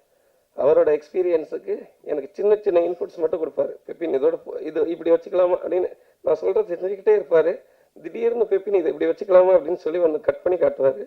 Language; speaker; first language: Tamil; native; Tamil